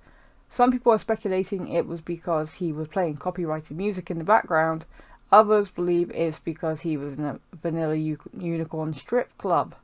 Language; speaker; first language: English; native; English